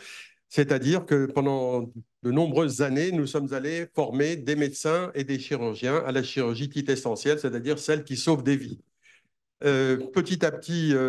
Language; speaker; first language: French; native; French